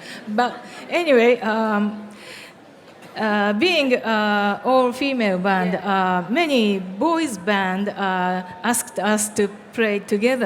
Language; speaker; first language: English; non-native, learner; Japanese